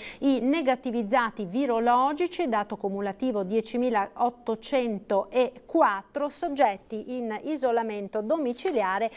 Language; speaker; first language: Italian; native; Italian